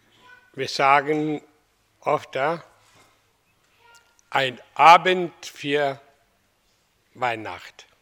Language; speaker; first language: German; non-native, learner; Hindi